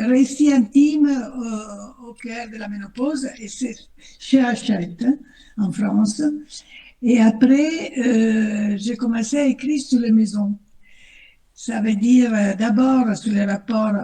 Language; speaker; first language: French; non-native, fluent; Italian